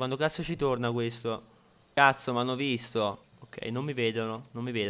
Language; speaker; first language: Italian; native; Italian